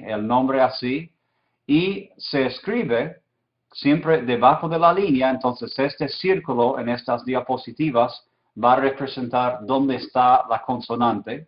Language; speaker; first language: Spanish; non-native, fluent; English